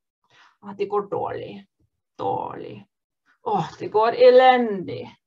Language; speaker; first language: Norwegian; non-native, fluent; German